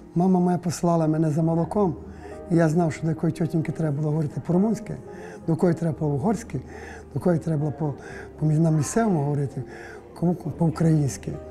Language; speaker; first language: Ukrainian; native; Ukrainian